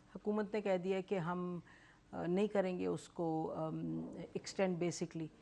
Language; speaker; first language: Urdu; native; Urdu